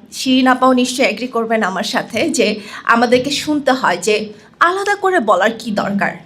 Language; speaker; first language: Bangla; non-native, local second language; Chakma